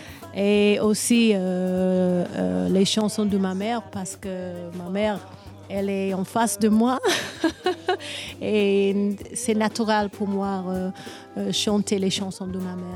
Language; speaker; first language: French; non-native, learner; English